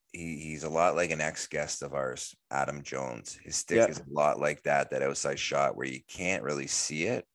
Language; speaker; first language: English; native; English